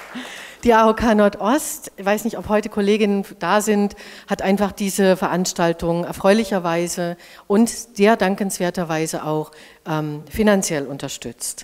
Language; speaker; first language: German; native; German